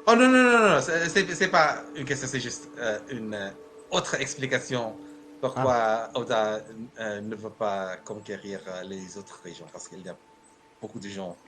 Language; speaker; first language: French; non-native, learner; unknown